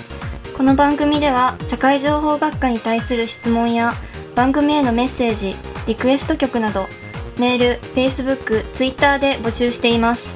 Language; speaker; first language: Japanese; native; Japanese